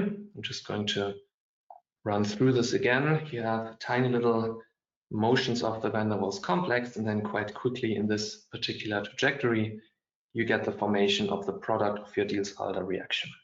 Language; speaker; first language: English; non-native, fluent; German